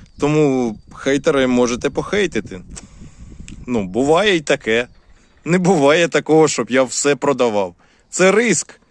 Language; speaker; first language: Ukrainian; non-native, local second language; Russian